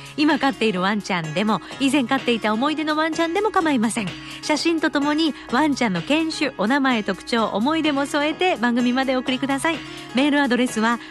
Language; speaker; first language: Japanese; native; Japanese